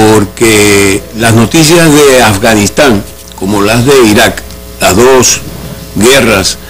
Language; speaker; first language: Spanish; native; Spanish